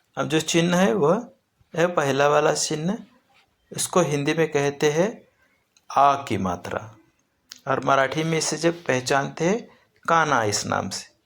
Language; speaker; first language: Hindi; non-native, local second language; Marathi